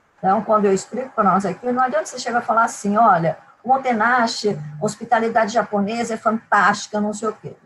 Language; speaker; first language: Portuguese; early bilingual, other home language; Japanese